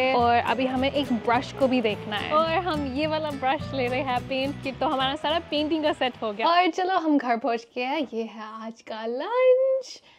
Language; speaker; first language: Hindi; early bilingual, heritage; Hindi